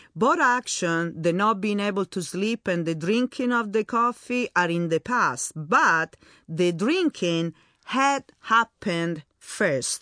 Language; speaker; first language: English; non-native, fluent; Italian